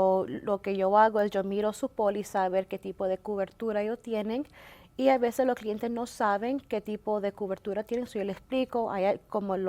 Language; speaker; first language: Spanish; early bilingual, heritage; Spanish